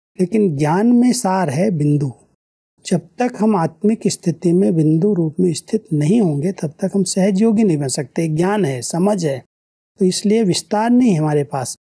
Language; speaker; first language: Hindi; native; Hindi